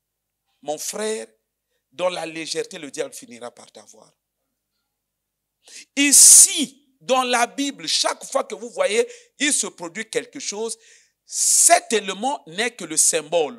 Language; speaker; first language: French; non-native, local second language; Lingala